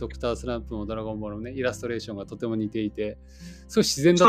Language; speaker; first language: Japanese; native; Japanese